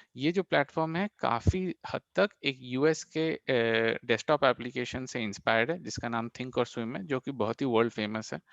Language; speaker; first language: Hindi; non-native, local second language; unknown